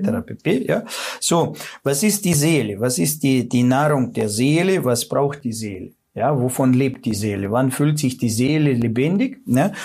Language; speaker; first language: German; non-native, fluent; Russian